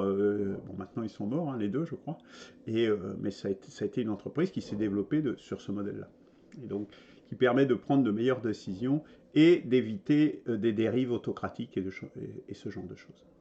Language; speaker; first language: French; native; French